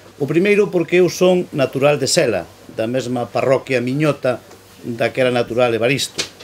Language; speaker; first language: Galician; native; Galician